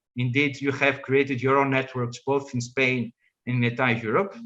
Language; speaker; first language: English; non-native, fluent; Greek